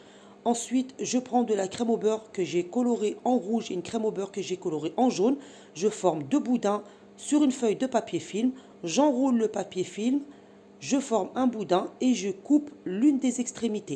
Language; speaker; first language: French; native; French